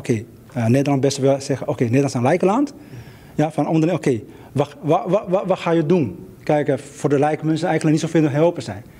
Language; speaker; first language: Dutch; non-native, learner; Chinese